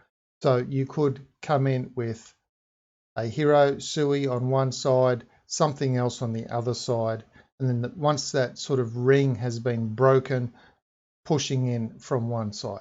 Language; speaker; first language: English; native; English